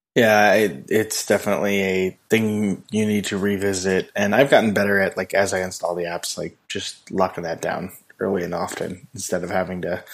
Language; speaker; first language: English; native; English